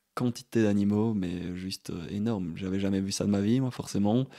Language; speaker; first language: French; native; French